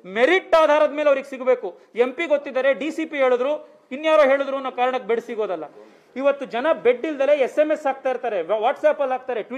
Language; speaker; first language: Kannada; native; Kannada